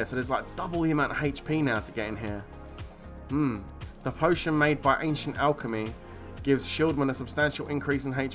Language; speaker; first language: English; native; English